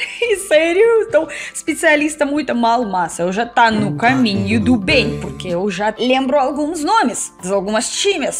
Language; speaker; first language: Portuguese; non-native, learner; Russian